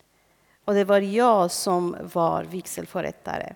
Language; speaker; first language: Swedish; non-native, fluent; Persian